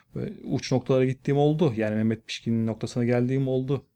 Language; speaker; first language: Turkish; native; Turkish